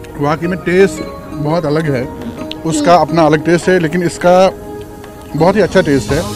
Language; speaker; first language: Hindi; non-native, local second language; Kashmiri